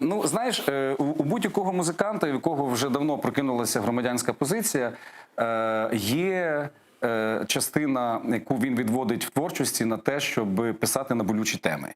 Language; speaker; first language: Ukrainian; native; Ukrainian